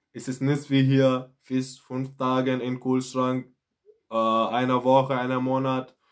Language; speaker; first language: German; non-native, fluent; Mandingo